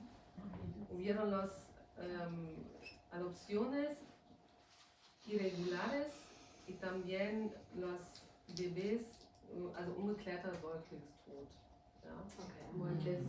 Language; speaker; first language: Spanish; non-native, fluent; German